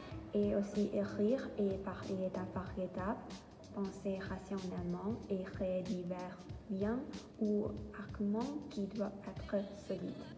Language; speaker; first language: French; non-native, learner; Thai